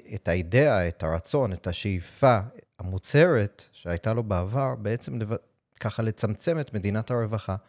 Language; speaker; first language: Hebrew; non-native, fluent; English